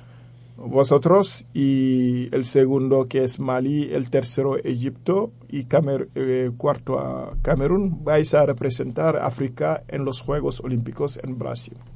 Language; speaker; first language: Spanish; non-native, fluent; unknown